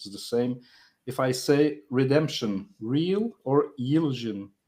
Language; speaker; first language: English; non-native, learner; French